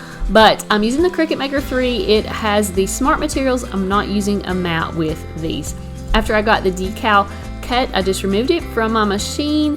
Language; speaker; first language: English; native; English